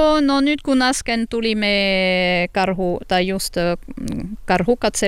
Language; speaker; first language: Finnish; non-native, learner; French